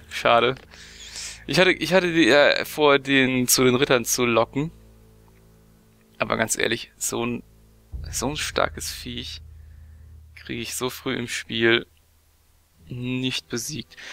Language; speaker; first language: German; native; German